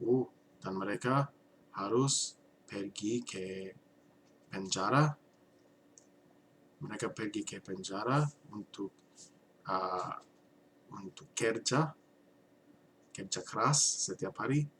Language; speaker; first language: Indonesian; non-native, learner; English